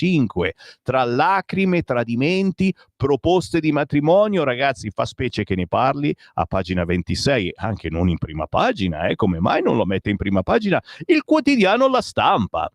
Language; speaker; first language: Italian; native; Italian